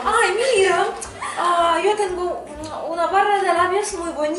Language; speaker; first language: Spanish; non-native, fluent; Russian